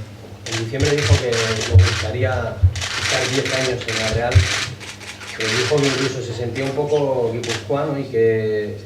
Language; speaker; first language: Spanish; native; Spanish